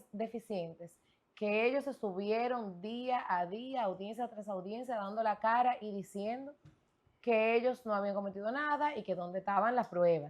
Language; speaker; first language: Spanish; native; Spanish